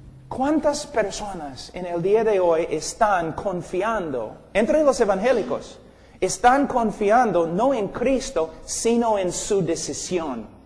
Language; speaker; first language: Spanish; non-native, fluent; English